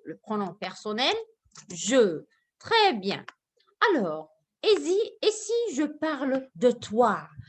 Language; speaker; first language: French; non-native, fluent; Arabic